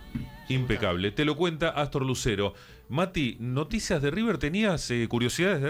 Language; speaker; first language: Spanish; native; Spanish